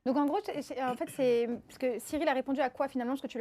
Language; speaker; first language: French; native; French